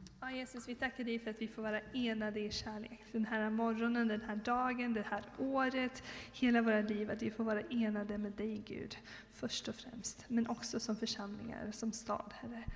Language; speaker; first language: Swedish; native; Swedish